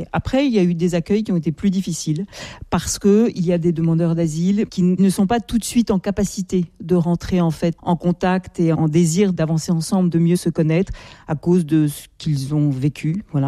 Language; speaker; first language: French; native; French